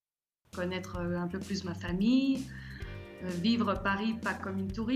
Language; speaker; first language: French; early bilingual, heritage; French